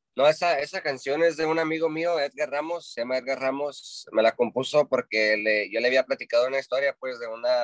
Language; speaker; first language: Spanish; early bilingual, heritage; Spanish